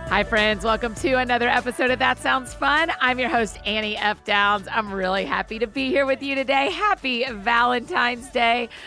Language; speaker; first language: English; native; English